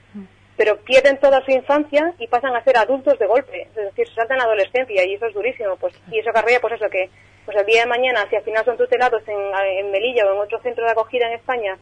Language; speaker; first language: Spanish; native; Spanish